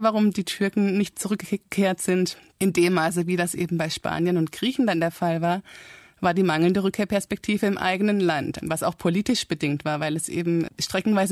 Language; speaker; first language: German; native; German